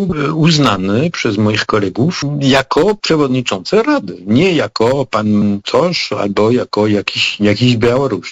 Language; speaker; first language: Polish; non-native, fluent; French